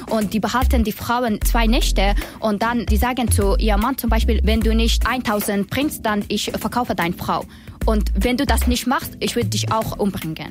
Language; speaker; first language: German; non-native, learner; Persian